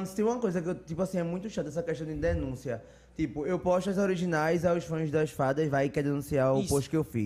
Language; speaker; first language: Portuguese; native; Portuguese